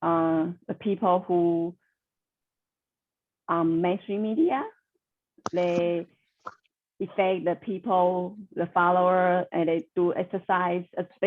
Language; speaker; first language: English; non-native, learner; Chinese